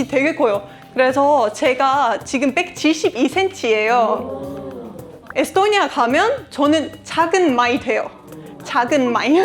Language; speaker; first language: Korean; non-native, fluent; Estonian